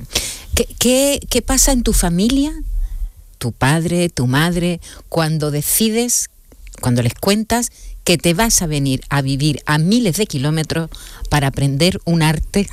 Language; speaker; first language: Spanish; native; Spanish